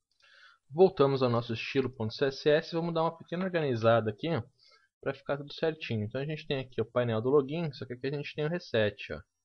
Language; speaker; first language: Portuguese; native; Portuguese